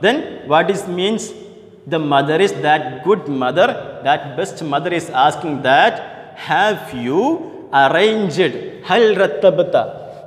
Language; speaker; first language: English; non-native, local second language; Malayalam